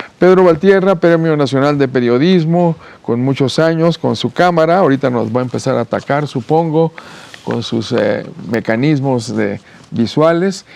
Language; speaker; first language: Spanish; native; Spanish